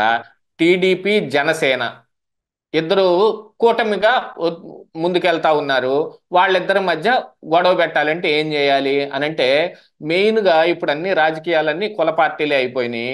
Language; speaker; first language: Telugu; native; Telugu